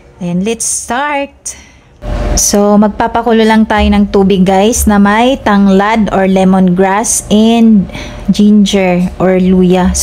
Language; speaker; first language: Filipino; non-native, local second language; Cebuano